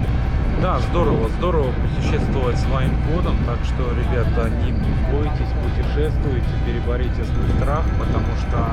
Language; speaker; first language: Russian; native; Russian